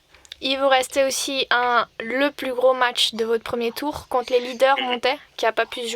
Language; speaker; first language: French; native; French